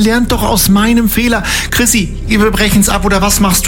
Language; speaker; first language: German; native; German